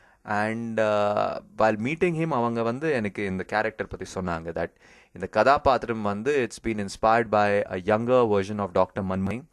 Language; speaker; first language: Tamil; early bilingual, heritage; Tamil